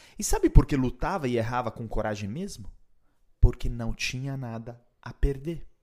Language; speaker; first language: Portuguese; non-native, fluent; Italian